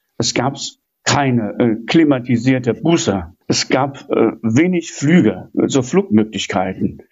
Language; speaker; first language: German; non-native, fluent; Chinese